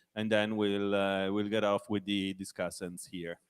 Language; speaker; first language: English; non-native, fluent; Italian